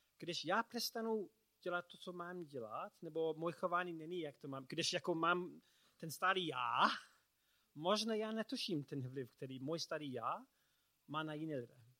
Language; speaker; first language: Czech; non-native, learner; English